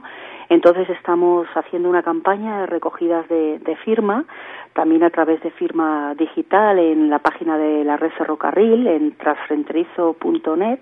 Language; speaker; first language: Spanish; native; Spanish